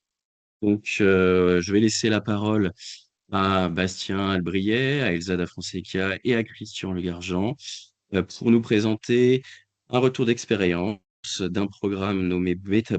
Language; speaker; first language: French; native; French